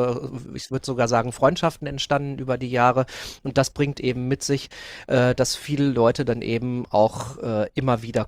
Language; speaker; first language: German; native; German